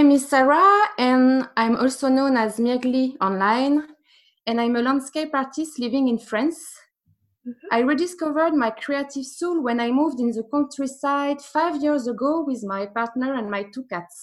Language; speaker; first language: English; non-native, fluent; French